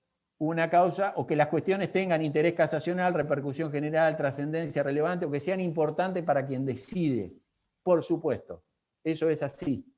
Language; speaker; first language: Spanish; native; Spanish